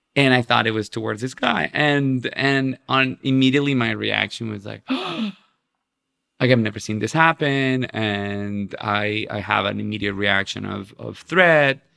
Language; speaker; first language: English; non-native, fluent; Spanish